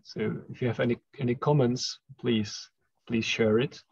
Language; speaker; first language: English; non-native, fluent; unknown